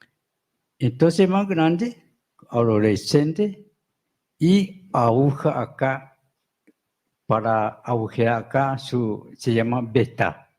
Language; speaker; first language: Spanish; non-native, local second language; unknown